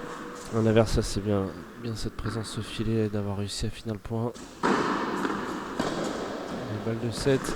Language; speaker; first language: French; native; French